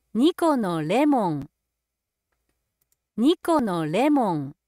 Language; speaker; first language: Japanese; native; Japanese